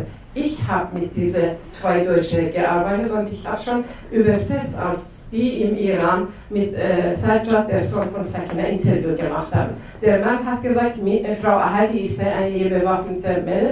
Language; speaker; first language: German; non-native, fluent; Persian